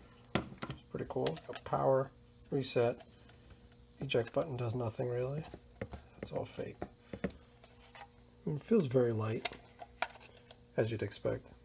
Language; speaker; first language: English; native; English